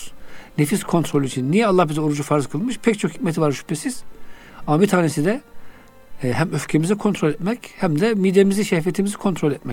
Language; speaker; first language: Turkish; native; Turkish